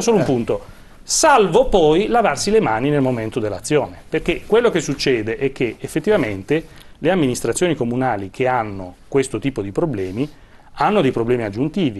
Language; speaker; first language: Italian; native; Italian